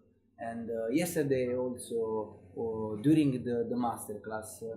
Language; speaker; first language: English; non-native, learner; Italian